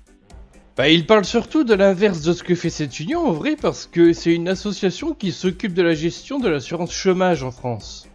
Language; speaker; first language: French; native; French